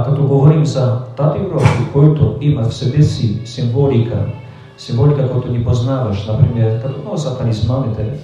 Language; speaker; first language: Bulgarian; non-native, fluent; Polish